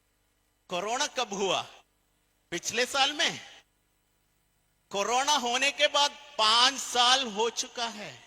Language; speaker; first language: Hindi; non-native, fluent; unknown